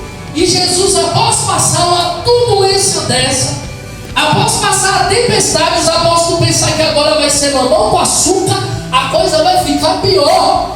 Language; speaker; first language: Portuguese; native; Portuguese